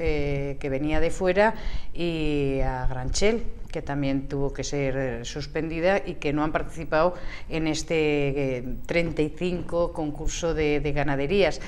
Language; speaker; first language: Spanish; native; Spanish